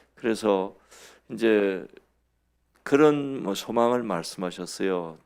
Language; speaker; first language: Korean; native; Korean